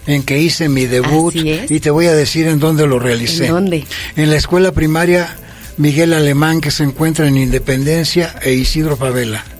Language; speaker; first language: Spanish; native; Spanish